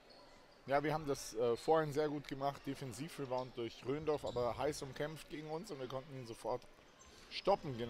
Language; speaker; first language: German; native; German